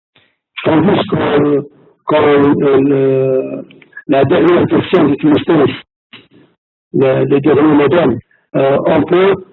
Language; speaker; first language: French; non-native, fluent; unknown